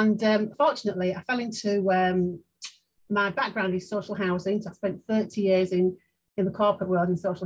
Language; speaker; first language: English; native; English